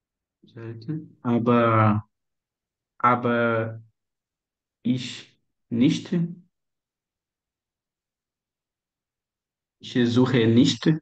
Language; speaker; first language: German; non-native, learner; Portuguese